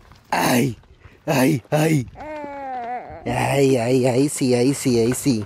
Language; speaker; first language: Spanish; early bilingual, heritage; Spanish